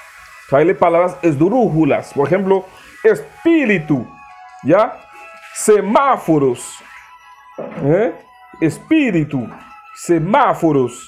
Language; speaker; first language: Spanish; non-native, learner; Haitian Creole